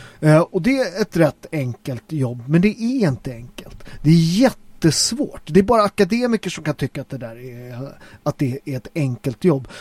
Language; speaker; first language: Swedish; native; Swedish